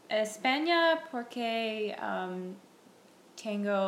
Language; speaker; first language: Spanish; non-native, learner; English